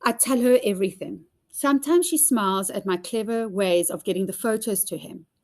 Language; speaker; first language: English; non-native, local second language; Afrikaans